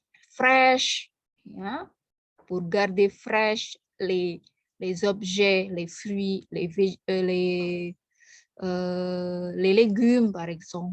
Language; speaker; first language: French; non-native, fluent; Indonesian